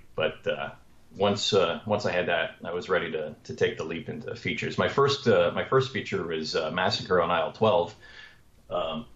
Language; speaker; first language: English; native; English